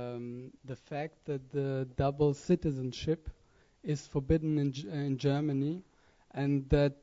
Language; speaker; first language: English; non-native, fluent; German